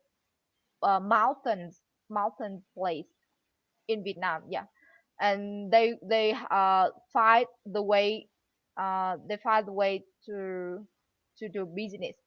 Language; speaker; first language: English; non-native, learner; Vietnamese